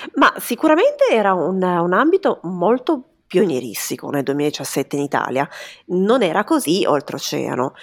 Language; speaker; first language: Italian; native; Italian